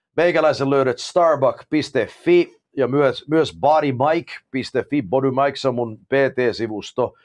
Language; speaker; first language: Finnish; early bilingual, heritage; Finnish